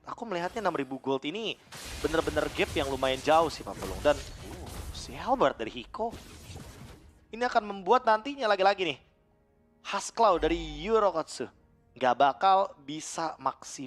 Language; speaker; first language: Indonesian; native; Indonesian